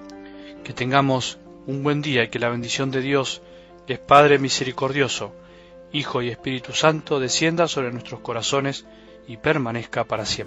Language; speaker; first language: Spanish; native; Spanish